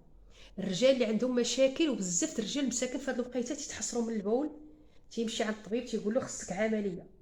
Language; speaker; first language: Arabic; native; Arabic